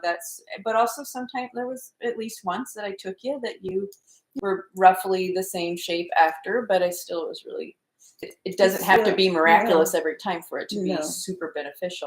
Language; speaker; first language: English; native; English